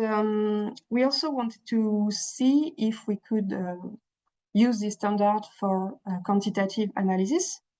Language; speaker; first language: English; non-native, fluent; French